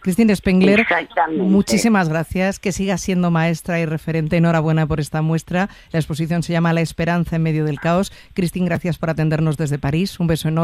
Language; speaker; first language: Spanish; native; Spanish